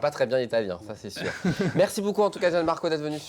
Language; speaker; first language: French; native; French